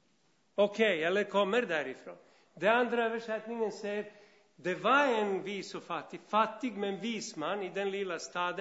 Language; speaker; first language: Swedish; non-native, fluent; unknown